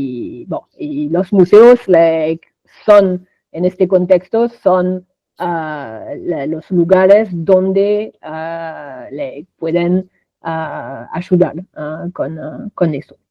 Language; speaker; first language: Spanish; non-native, fluent; French